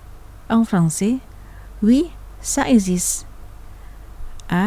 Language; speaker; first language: French; non-native, fluent; Indonesian